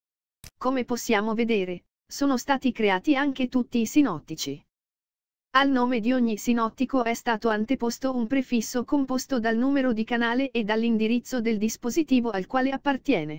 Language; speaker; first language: Italian; native; Italian